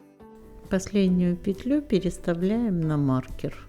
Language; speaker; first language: Russian; native; Russian